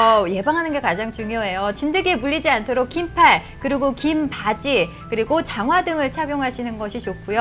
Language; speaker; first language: Korean; native; Korean